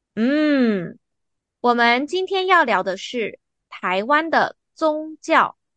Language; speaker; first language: Chinese; native; Chinese